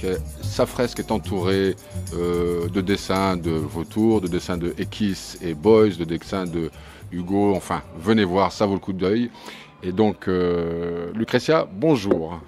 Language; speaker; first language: French; native; French